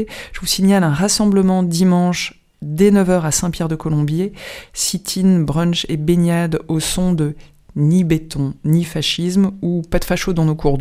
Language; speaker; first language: French; native; French